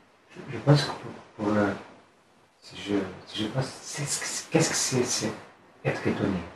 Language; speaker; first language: French; non-native, fluent; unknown